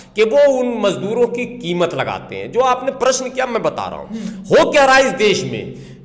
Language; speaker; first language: Hindi; native; Hindi